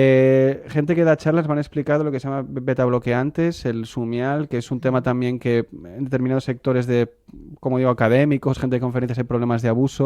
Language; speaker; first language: Spanish; non-native, local second language; Catalan